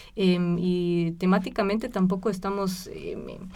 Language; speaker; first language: Spanish; non-native, fluent; German